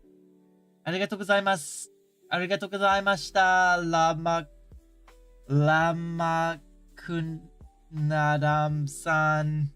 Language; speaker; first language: Japanese; non-native, learner; English